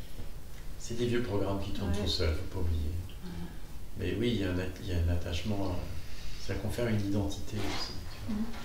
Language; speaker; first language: French; native; French